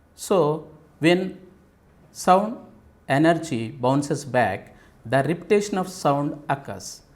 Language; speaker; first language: English; non-native, local second language; Telugu